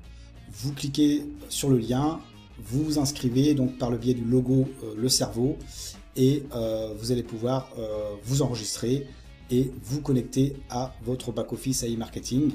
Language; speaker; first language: French; native; French